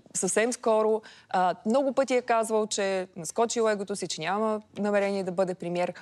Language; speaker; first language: Bulgarian; native; Bulgarian